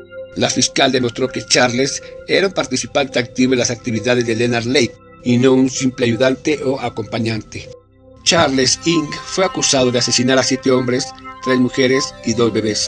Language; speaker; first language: Spanish; native; Spanish